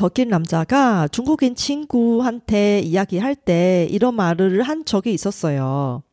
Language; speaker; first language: Korean; non-native, fluent; Chinese